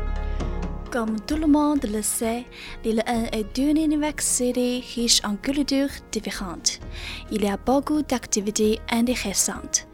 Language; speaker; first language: French; non-native, learner; Chinese